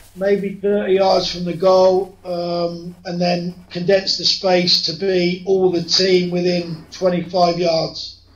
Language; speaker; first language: English; native; English